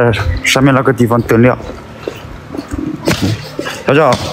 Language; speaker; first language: Chinese; non-native, local second language; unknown